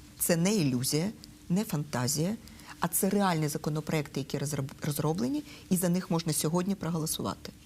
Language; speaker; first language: Ukrainian; non-native, local second language; Russian